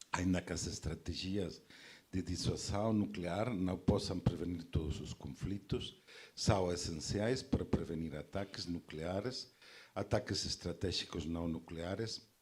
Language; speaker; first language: Portuguese; non-native, fluent; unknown